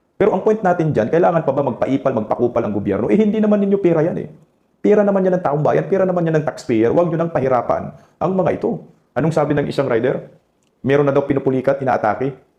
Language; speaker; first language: Filipino; non-native, local second language; Cebuano